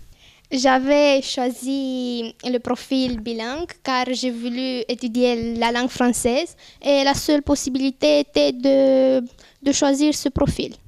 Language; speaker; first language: French; non-native, fluent; Romanian